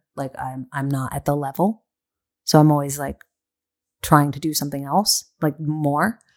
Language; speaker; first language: English; native; English